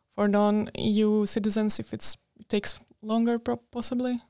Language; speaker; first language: English; non-native, fluent; Greek